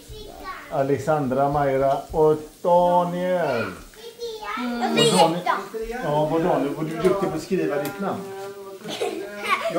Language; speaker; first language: Swedish; native; Swedish